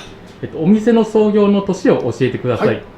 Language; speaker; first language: Japanese; native; Japanese